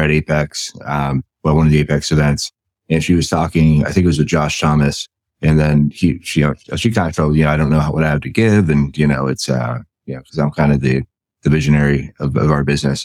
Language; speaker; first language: English; native; English